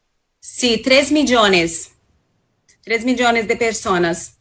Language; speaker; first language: Spanish; non-native, fluent; Portuguese